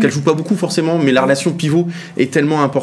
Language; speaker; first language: French; native; French